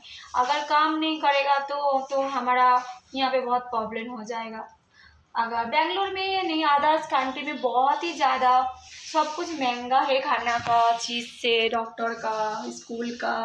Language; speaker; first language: Hindi; non-native, local second language; Bangla